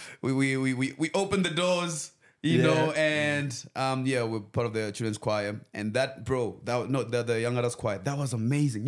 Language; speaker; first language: English; non-native, local second language; Venda